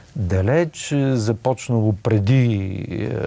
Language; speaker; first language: Bulgarian; native; Bulgarian